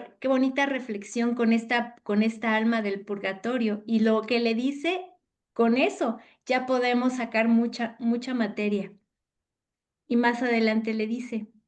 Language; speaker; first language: Spanish; native; Spanish